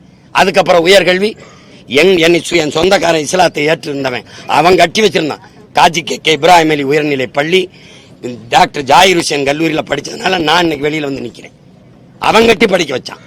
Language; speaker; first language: Tamil; native; Tamil